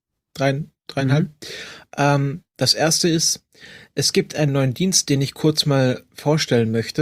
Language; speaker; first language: German; native; German